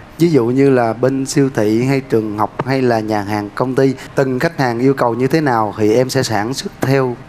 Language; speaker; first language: Vietnamese; native; Vietnamese